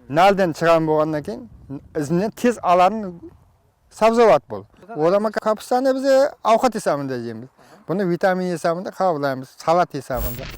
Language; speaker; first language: Uzbek; non-native, local second language; Kara-Kalpak